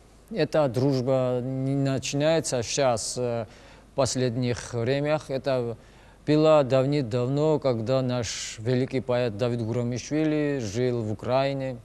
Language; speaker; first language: Ukrainian; non-native, learner; Georgian